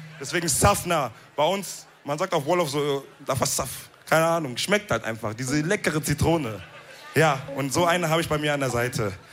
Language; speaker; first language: German; early bilingual, other home language; Wolof